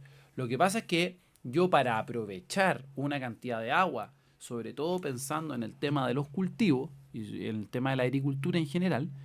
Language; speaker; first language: Spanish; native; Spanish